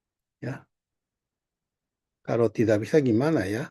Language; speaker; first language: Indonesian; non-native, fluent; Japanese